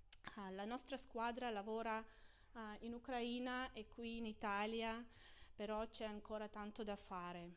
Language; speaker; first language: Italian; non-native, fluent; Ukrainian